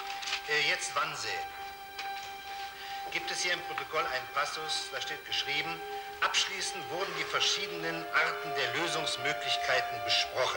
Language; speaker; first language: German; native; German